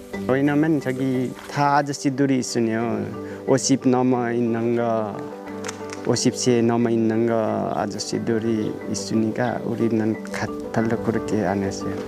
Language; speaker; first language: Korean; non-native, learner; Nepali